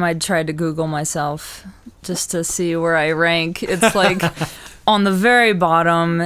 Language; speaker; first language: English; native; English